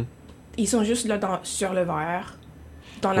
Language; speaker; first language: French; non-native, local second language; English